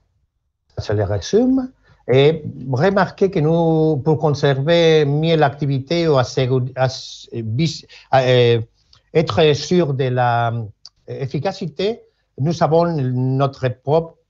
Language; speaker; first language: French; non-native, learner; Spanish